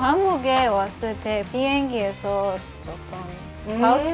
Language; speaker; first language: Korean; non-native, learner; Arabic